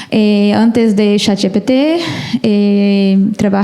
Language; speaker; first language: Spanish; non-native, learner; Portuguese